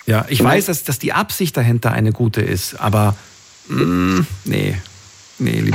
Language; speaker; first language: German; native; German